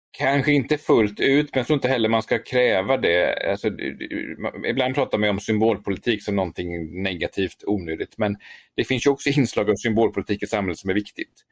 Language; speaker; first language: Swedish; native; Swedish